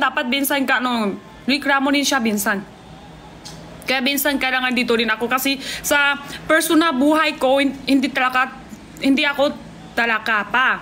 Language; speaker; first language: Filipino; non-native, learner; Chinese